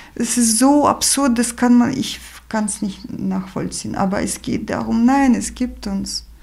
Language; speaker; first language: German; non-native, fluent; Ukrainian